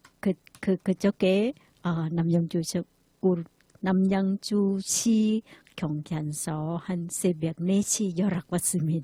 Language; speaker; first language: Korean; non-native, learner; Thai